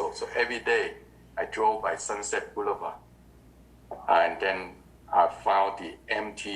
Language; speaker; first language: English; non-native, learner; Vietnamese